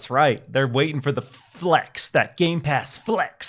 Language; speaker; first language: English; native; English